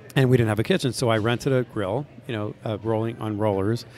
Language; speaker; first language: English; native; English